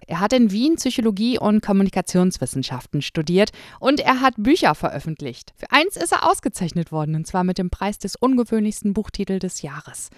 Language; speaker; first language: German; native; German